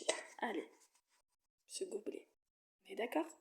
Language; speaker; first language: French; native; French